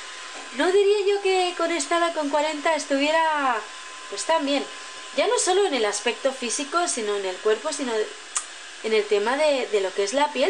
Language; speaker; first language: Spanish; native; Spanish